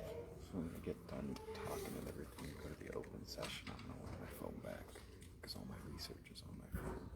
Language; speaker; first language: English; native; English